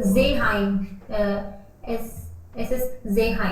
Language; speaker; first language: German; non-native, learner; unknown